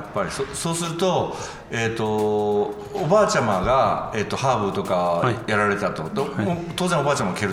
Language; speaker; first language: Japanese; native; Japanese